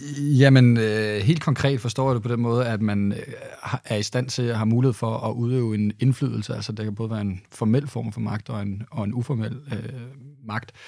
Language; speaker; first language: Danish; native; Danish